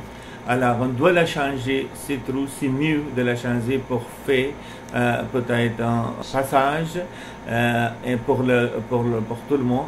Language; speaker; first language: French; non-native, learner; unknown